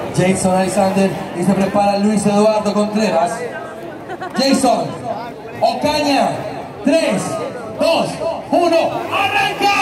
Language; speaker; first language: Spanish; native; Spanish